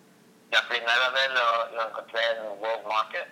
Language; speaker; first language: Spanish; non-native, learner; English